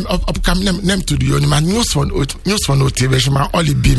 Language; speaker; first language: Hungarian; non-native, learner; Yoruba